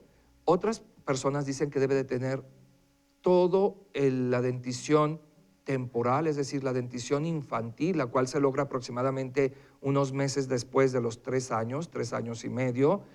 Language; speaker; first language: Spanish; native; Spanish